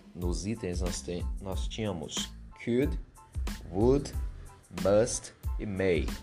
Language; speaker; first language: English; non-native, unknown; Portuguese